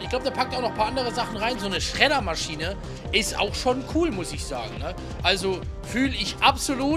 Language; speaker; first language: German; native; German